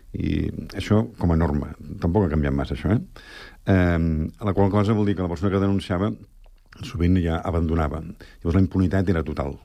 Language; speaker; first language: Catalan; native; Catalan